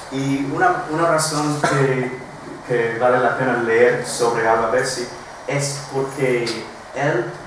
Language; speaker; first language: Spanish; non-native, fluent; English